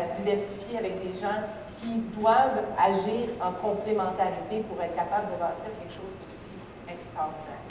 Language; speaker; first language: French; native; French